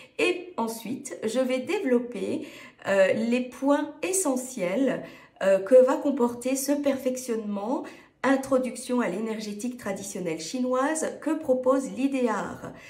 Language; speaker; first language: French; native; French